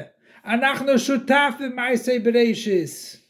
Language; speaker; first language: Hebrew; non-native, fluent; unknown